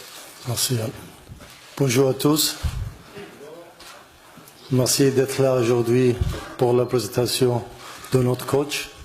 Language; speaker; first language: French; non-native, learner; Arabic